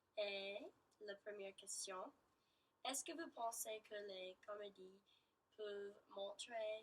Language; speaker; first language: French; non-native, learner; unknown